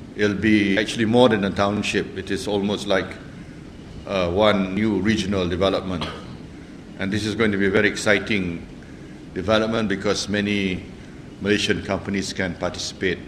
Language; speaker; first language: English; non-native, local second language; Malay